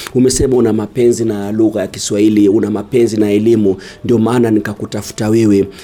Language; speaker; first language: Swahili; native; Swahili